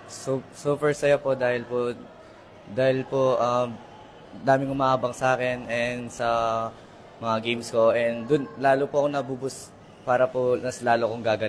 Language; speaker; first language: Filipino; non-native, local second language; Pampanga